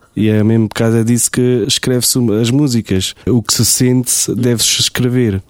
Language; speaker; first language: Portuguese; early bilingual, heritage; German